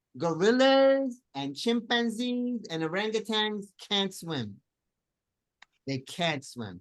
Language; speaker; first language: English; non-native, fluent; Spanish